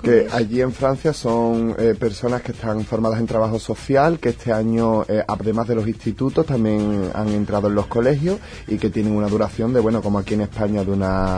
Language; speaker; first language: Spanish; native; Spanish